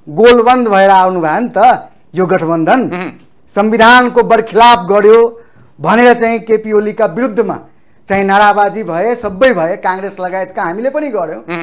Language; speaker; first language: Nepali; non-native, local second language; Maithili